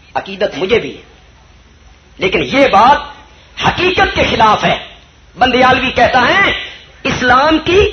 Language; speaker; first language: Urdu; non-native, local second language; Punjabi